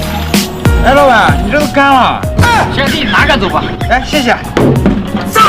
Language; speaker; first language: Chinese; native; Chinese